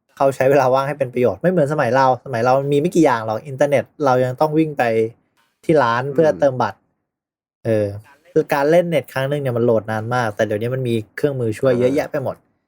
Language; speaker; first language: Thai; native; Thai